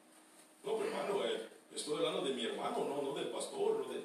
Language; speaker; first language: Spanish; early bilingual, heritage; Spanish